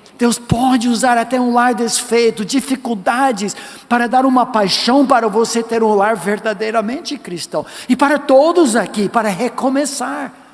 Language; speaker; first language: Portuguese; non-native, fluent; English